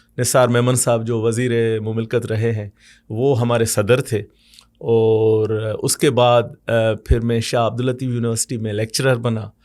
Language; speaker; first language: Urdu; non-native, local second language; Sindhi